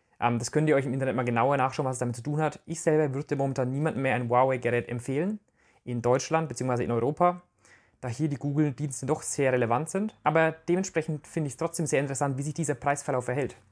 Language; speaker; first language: German; native; German